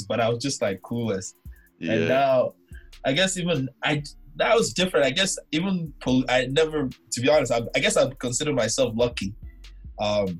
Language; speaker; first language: English; non-native, local second language; Yoruba